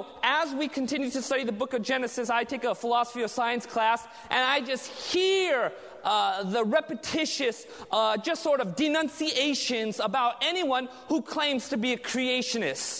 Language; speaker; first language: English; native; English